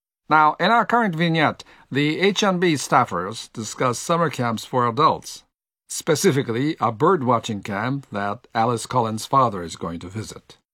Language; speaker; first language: English; non-native, fluent; Japanese